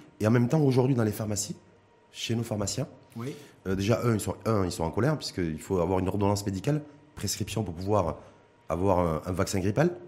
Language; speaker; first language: French; non-native, local second language; Arabic